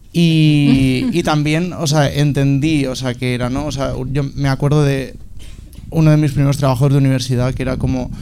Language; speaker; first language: Spanish; native; Spanish